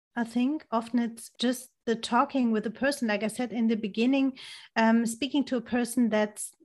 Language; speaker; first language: English; non-native, fluent; German